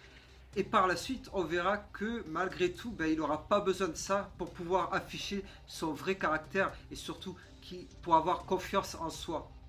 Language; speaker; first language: French; native; French